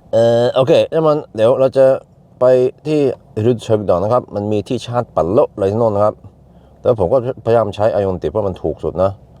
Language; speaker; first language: Thai; non-native, fluent; Swedish